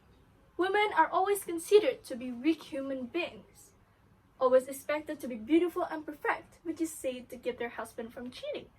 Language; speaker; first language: English; non-native, learner; Indonesian